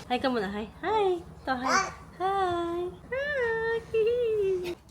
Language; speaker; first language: Filipino; native; Filipino